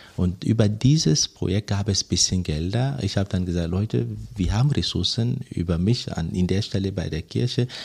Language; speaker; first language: German; non-native, fluent; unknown